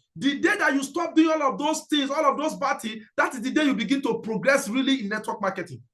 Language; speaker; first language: English; non-native, local second language; Yoruba